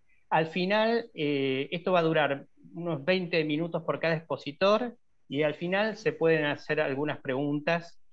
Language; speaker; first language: Spanish; native; Spanish